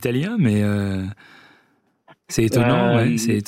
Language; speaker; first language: French; native; French